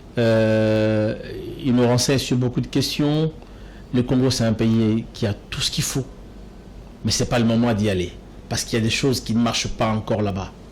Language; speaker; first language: French; non-native, local second language; Lingala